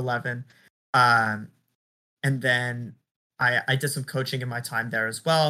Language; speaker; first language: English; native; English